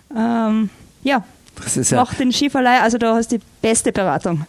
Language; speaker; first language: German; native; German